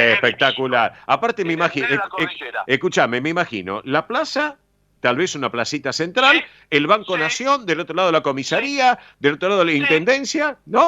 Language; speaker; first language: Spanish; native; Spanish